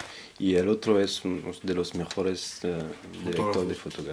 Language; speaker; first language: Spanish; non-native, fluent; French